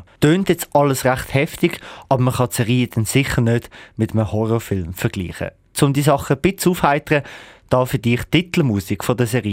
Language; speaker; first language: German; native; German